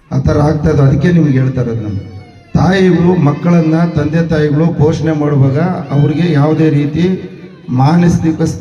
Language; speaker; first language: Kannada; non-native, local second language; Telugu